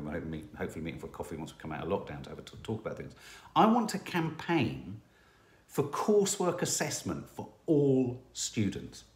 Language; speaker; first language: English; native; English